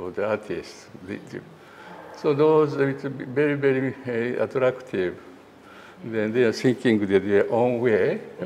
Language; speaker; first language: English; non-native, learner; Japanese